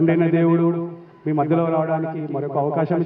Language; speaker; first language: Telugu; native; Telugu